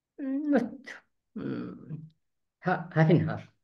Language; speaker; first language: English; non-native, learner; Arabic